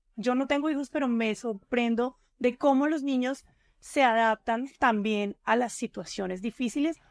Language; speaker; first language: Spanish; native; Spanish